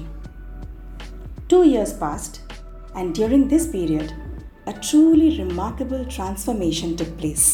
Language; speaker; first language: English; non-native, local second language; Bangla